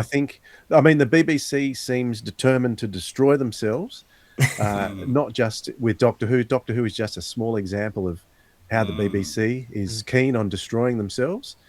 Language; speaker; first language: English; native; English